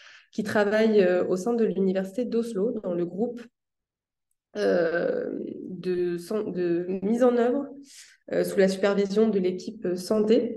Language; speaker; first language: French; native; French